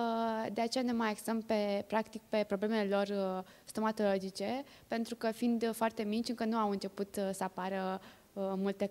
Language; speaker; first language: Romanian; native; Romanian